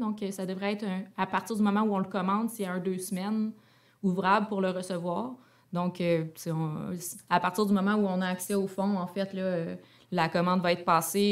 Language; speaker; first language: French; native; French